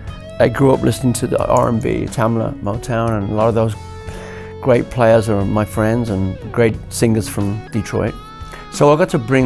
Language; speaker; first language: English; native; English